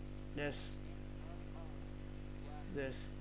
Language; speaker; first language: English; non-native, learner; Vietnamese